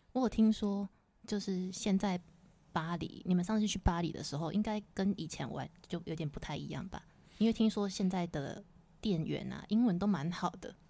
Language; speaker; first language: Chinese; native; Chinese